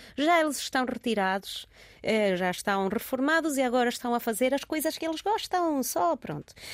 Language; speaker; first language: Portuguese; early bilingual, heritage; Portuguese